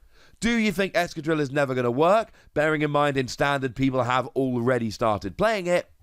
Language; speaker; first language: English; native; English